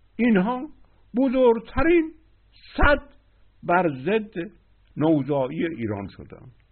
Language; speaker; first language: Persian; native; Persian